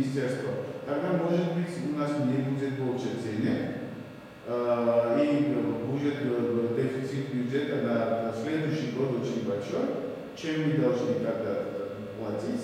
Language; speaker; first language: Russian; non-native, learner; Bulgarian